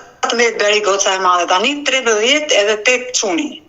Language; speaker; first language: Albanian; native; Albanian